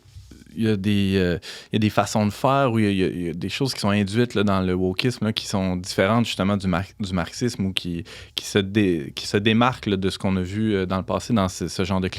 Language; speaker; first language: French; native; French